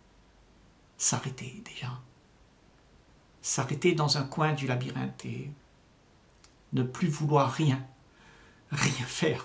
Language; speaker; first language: French; native; French